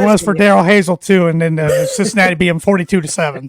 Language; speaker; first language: English; native; English